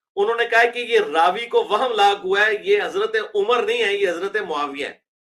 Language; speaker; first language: Urdu; non-native, local second language; Punjabi